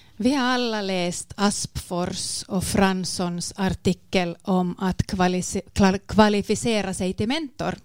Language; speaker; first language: Swedish; native; Swedish